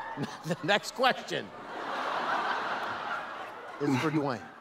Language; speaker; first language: English; native; English